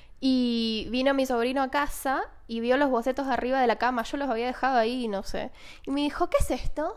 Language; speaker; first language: Spanish; native; Spanish